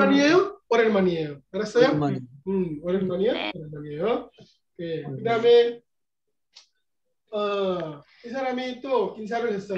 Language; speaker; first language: Korean; non-native, learner; Bangla